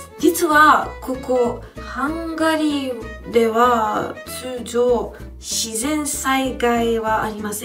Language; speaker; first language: Japanese; non-native, learner; Hungarian